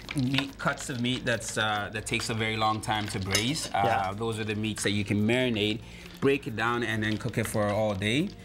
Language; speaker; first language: English; native; English